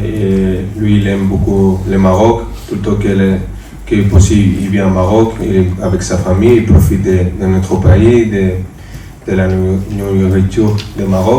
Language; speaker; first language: French; non-native, fluent; Spanish